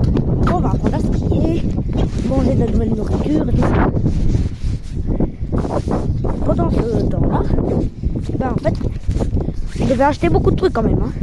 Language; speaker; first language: French; native; French